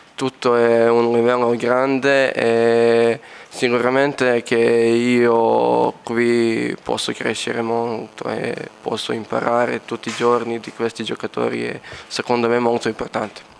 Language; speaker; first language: Italian; non-native, learner; Serbian